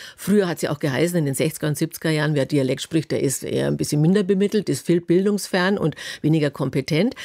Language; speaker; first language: German; native; German